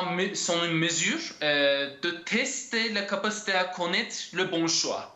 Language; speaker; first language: French; non-native, fluent; Turkish